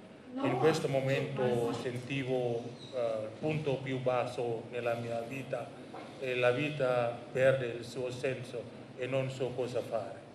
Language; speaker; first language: Italian; non-native, fluent; Indonesian